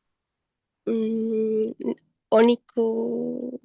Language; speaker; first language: Japanese; non-native, learner; Sinhala